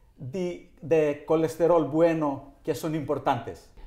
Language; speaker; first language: Spanish; non-native, fluent; Greek